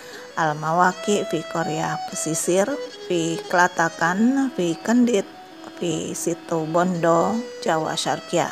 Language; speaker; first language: Arabic; non-native, fluent; Indonesian